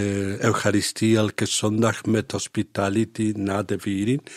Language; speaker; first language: Dutch; non-native, learner; Spanish